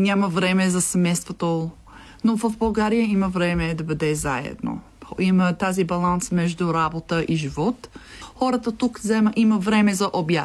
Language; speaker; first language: Bulgarian; non-native, learner; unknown